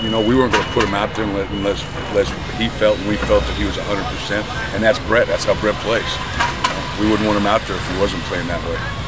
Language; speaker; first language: English; native; English